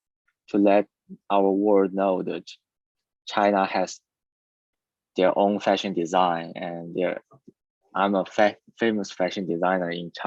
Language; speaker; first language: English; non-native, learner; Chinese